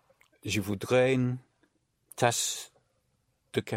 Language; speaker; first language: French; non-native, learner; English